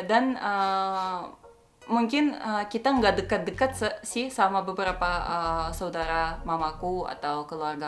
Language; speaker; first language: Indonesian; non-native, fluent; Russian